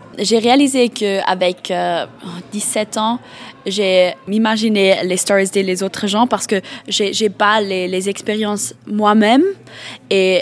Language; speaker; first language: French; non-native, learner; German